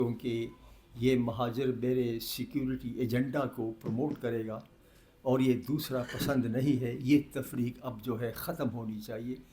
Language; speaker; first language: Urdu; non-native, local second language; Northern Hindko